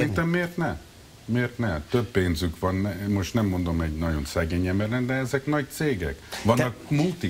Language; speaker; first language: Hungarian; early bilingual, heritage; Hungarian